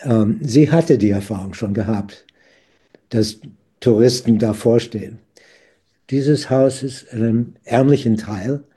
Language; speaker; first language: German; non-native, fluent; English